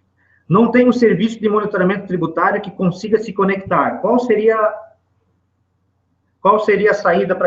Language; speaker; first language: Portuguese; native; Portuguese